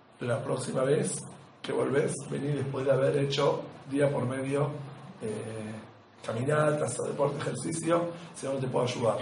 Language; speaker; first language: Spanish; native; Spanish